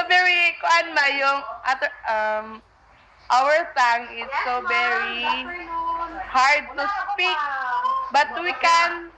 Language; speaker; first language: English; non-native, learner; Cebuano